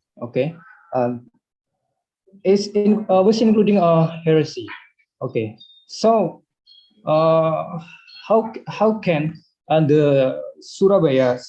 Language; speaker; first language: English; non-native, learner; Indonesian